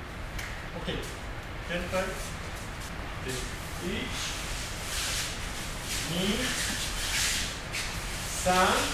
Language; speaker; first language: English; non-native, learner; Russian